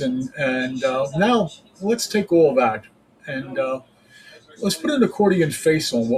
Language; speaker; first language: English; native; English